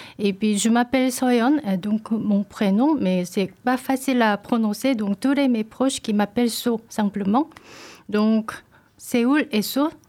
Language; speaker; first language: French; non-native, learner; Korean